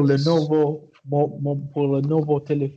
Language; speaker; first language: French; non-native, learner; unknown